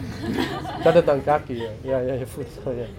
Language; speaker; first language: Indonesian; non-native, fluent; English